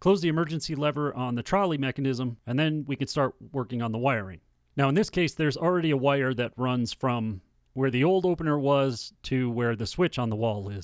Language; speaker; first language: English; native; English